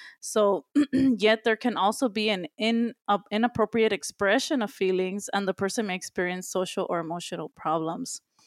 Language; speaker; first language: English; early bilingual, other home language; Spanish